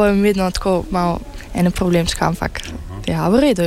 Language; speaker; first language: Slovenian; early bilingual, heritage; Slovenian